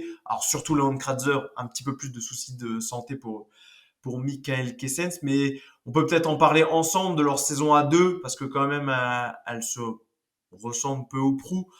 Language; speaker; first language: French; native; French